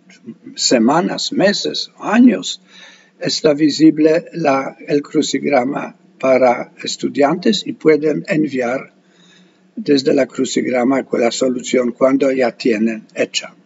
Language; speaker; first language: Spanish; non-native, fluent; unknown